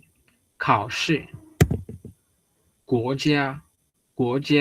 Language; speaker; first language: Chinese; non-native, fluent; Bangla